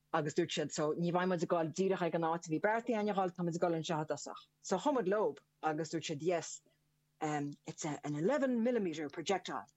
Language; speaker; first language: Irish; native; Irish